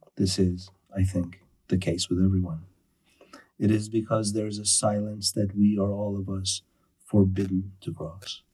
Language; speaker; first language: English; early bilingual, other home language; Persian